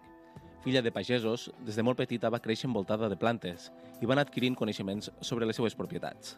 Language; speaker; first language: Catalan; native; Catalan